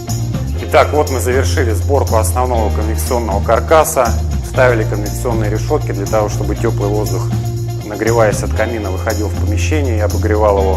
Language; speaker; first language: Russian; native; Russian